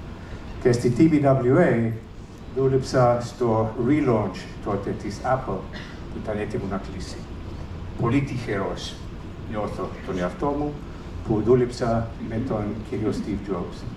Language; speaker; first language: Greek; early bilingual, heritage; English